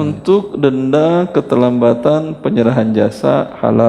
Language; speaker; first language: Indonesian; native; Indonesian